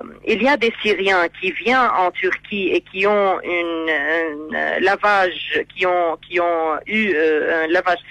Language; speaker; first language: French; non-native, fluent; Arabic